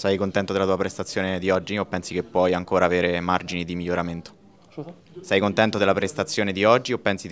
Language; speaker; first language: Italian; native; Italian